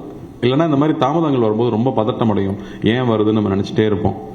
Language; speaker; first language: Tamil; native; Tamil